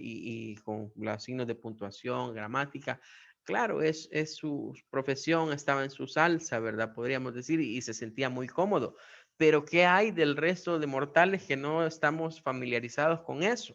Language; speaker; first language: Spanish; native; Spanish